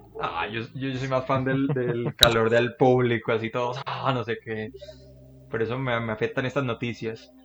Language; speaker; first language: Spanish; native; Spanish